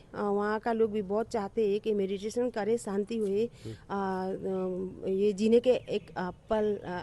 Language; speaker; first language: Hindi; non-native, learner; Nepali